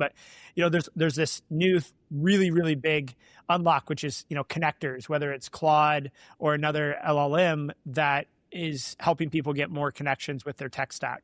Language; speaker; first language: English; native; English